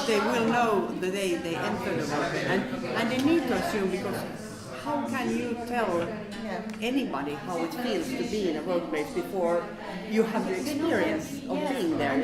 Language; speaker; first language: English; non-native, fluent; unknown